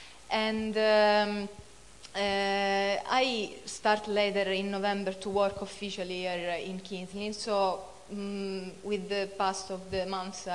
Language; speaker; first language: English; non-native, fluent; Italian